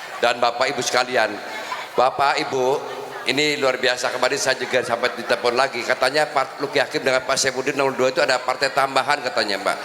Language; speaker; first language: Indonesian; native; Indonesian